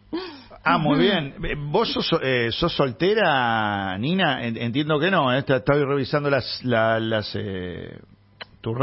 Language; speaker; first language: Spanish; native; Spanish